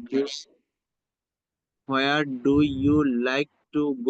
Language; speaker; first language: English; non-native, learner; Bangla